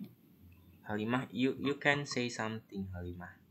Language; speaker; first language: English; non-native, learner; Indonesian